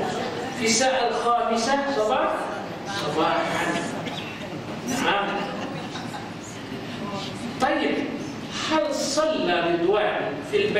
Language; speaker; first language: Arabic; non-native, fluent; Malay